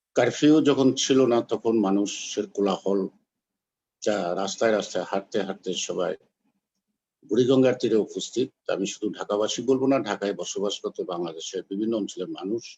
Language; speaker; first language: Bangla; native; Bangla